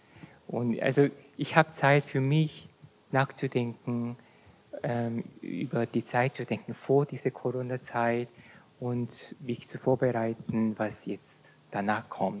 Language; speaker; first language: German; non-native, fluent; Korean